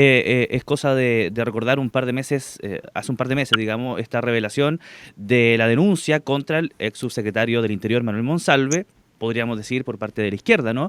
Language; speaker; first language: Spanish; native; Spanish